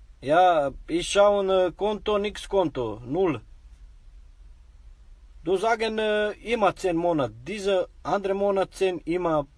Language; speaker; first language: German; non-native, learner; Somali